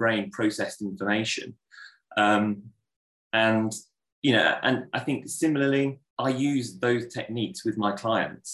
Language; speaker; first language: English; native; English